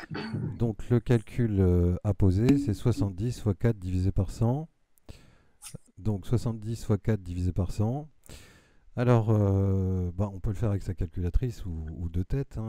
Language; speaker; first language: French; native; French